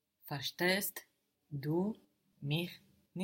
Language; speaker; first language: German; non-native, learner; English